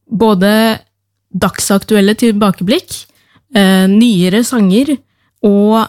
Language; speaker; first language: Norwegian; native; Norwegian